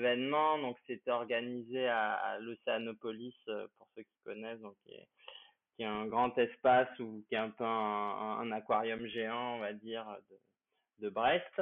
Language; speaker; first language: French; native; French